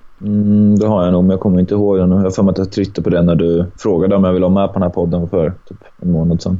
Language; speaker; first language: Swedish; native; Swedish